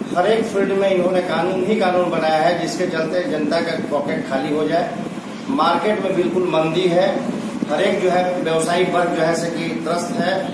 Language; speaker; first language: Hindi; native; Hindi